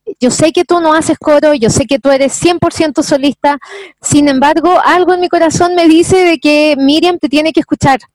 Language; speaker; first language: Spanish; native; Spanish